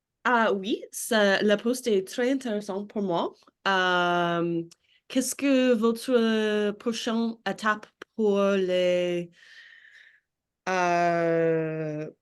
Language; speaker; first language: French; non-native, learner; English